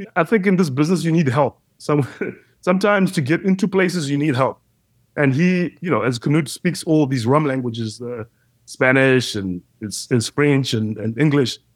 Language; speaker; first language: English; non-native, local second language; Shona